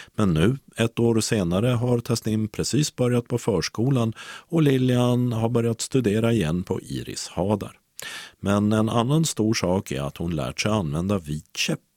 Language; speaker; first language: Swedish; native; Swedish